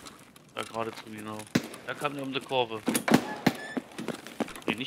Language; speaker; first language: German; native; German